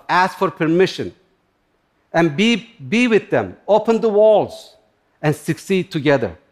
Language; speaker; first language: English; non-native, fluent; Turkish